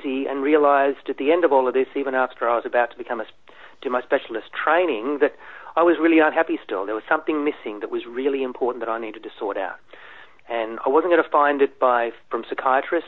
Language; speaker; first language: English; native; English